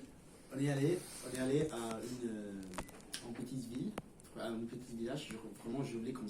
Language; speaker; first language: French; non-native, learner; Spanish